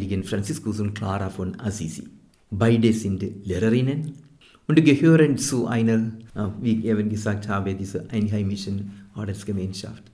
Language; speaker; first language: German; non-native, fluent; Malayalam